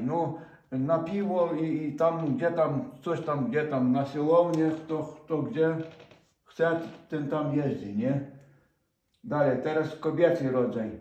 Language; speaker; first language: Polish; non-native, fluent; Ukrainian